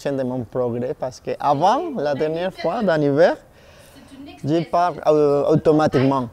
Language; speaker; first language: French; non-native, learner; Spanish